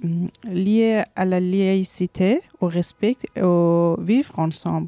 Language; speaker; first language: French; non-native, learner; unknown